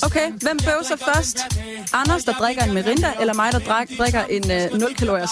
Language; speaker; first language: Danish; native; Danish